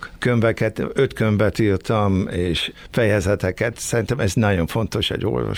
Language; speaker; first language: Hungarian; early bilingual, heritage; Hungarian